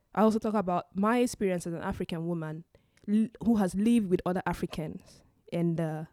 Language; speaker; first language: English; non-native, local second language; Igbo